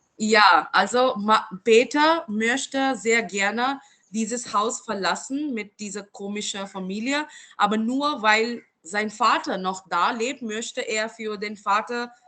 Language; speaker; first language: German; non-native, fluent; Marathi